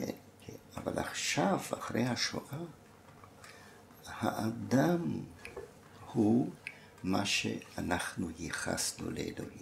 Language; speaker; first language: Hebrew; non-native, fluent; German